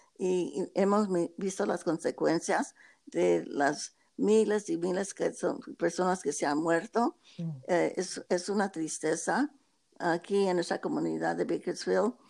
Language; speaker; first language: Spanish; early bilingual, heritage; Spanish